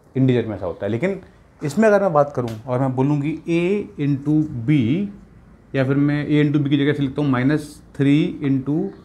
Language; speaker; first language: Hindi; native; Hindi